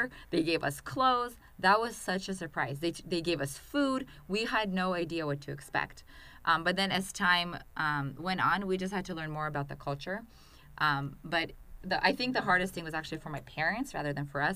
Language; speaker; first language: English; non-native, fluent; Russian